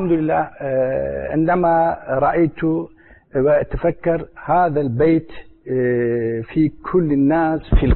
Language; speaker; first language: Arabic; non-native, learner; Turkish